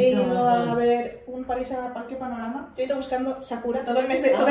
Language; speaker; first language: Spanish; native; Spanish